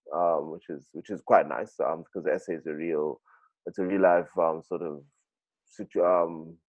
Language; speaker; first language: English; native; English